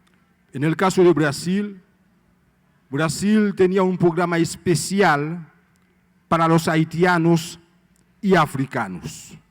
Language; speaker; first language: Spanish; non-native, fluent; Haitian Creole